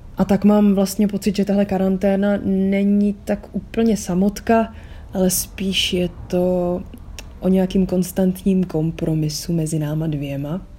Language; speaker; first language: Czech; early bilingual, other home language; Vietnamese